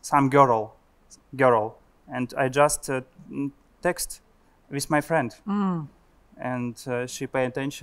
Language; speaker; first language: English; non-native, learner; Russian